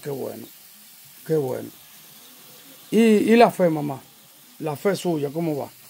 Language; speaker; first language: Spanish; native; Spanish